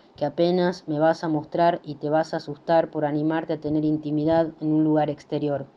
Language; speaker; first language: Spanish; native; Spanish